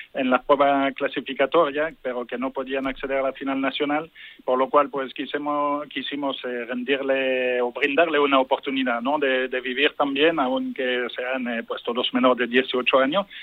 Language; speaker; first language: Spanish; non-native, fluent; French